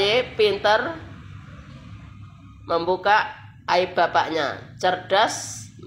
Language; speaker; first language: Indonesian; native; Indonesian